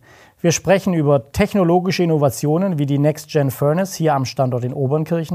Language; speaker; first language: German; native; German